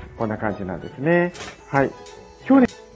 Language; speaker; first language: Japanese; native; Japanese